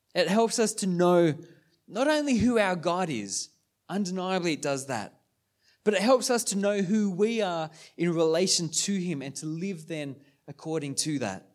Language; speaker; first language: English; native; English